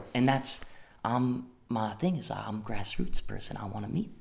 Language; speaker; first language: English; native; English